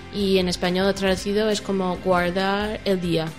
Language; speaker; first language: Spanish; non-native, learner; English